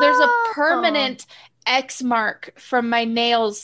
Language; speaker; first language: English; native; English